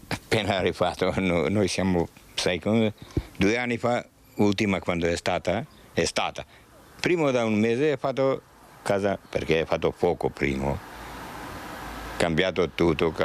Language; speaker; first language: Italian; non-native, learner; Macedonian